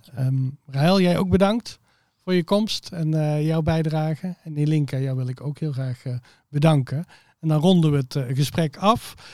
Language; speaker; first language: Dutch; native; Dutch